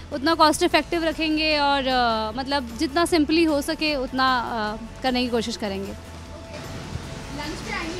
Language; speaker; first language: Hindi; native; Hindi